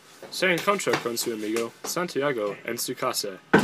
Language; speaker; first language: Spanish; non-native, learner; English